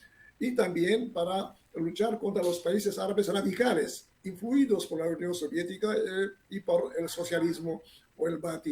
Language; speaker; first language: Spanish; non-native, fluent; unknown